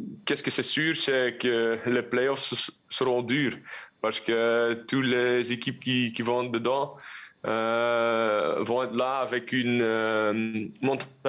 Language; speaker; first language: French; non-native, local second language; Dutch